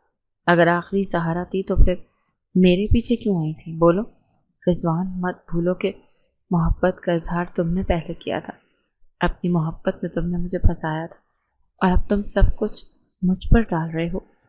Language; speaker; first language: Urdu; native; Urdu